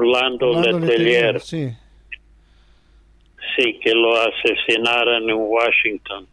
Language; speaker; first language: Spanish; non-native, fluent; English